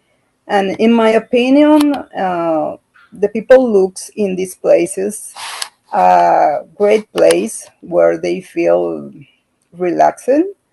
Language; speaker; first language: English; non-native, learner; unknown